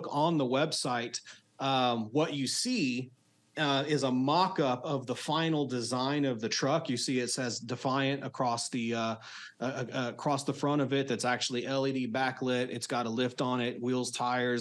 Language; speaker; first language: English; native; English